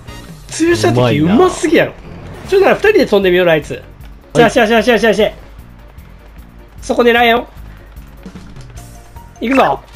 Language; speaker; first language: Japanese; native; Japanese